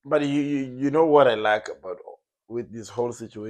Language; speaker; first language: English; non-native, local second language; Zulu